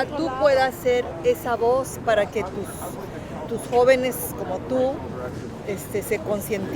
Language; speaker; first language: Spanish; native; Spanish